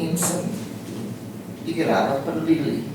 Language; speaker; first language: Slovenian; early bilingual, heritage; Slovenian